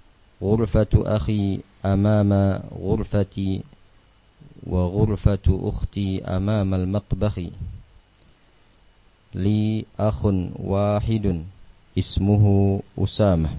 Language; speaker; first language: Arabic; non-native, fluent; Indonesian